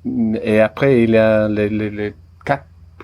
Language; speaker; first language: French; non-native, learner; English